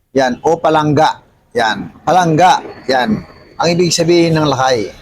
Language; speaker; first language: Filipino; non-native, local second language; Iloko